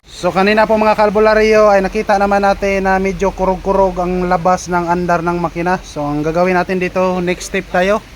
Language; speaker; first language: Filipino; non-native, local second language; Cebuano